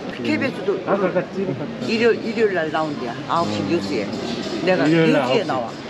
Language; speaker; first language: Korean; native; Korean